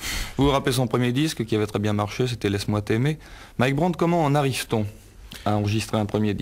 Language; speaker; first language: French; native; French